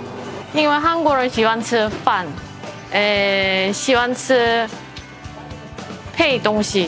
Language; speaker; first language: Chinese; non-native, learner; Korean